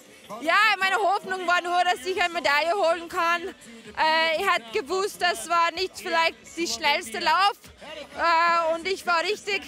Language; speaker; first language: German; non-native, fluent; English